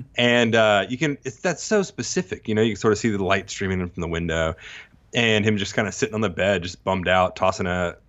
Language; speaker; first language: English; native; English